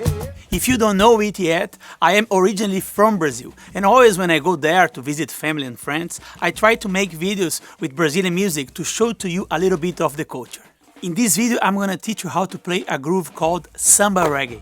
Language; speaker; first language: English; non-native, fluent; Portuguese